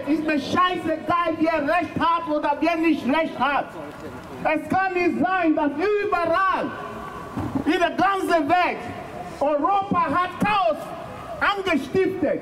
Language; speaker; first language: German; non-native, fluent; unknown